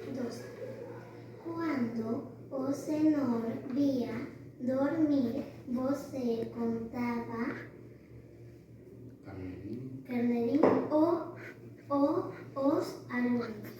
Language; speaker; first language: Portuguese; non-native, learner; Spanish